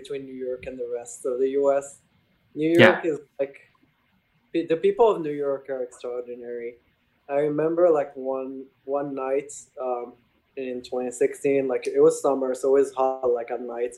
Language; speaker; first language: English; non-native, fluent; Arabic